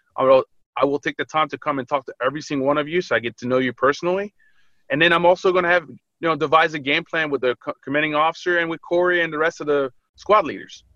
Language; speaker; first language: English; early bilingual, other home language; French